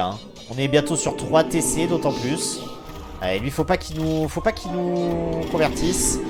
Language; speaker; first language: French; native; French